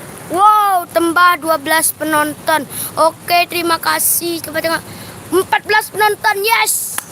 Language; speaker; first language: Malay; non-native, local second language; Minangkabau